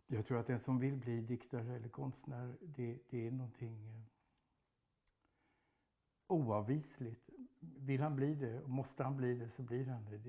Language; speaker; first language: Swedish; native; Swedish